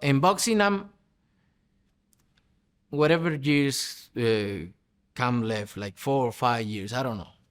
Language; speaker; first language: English; non-native, fluent; Spanish